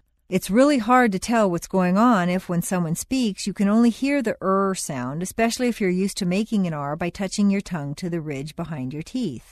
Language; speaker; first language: English; native; English